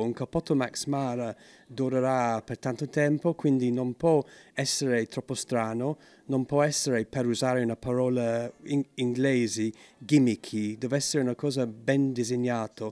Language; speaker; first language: Italian; non-native, fluent; English